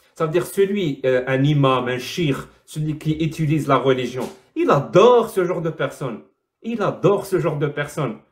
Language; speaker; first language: French; non-native, local second language; Arabic